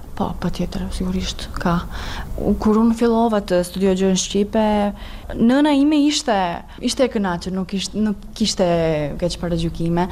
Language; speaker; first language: Albanian; non-native, learner; Serbian